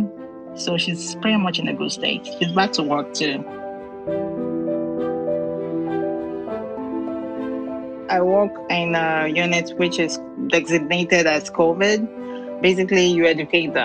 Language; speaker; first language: English; non-native, local second language; Yoruba